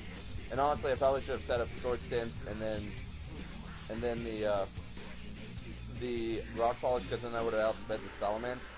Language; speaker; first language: English; native; English